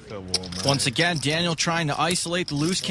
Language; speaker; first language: English; native; English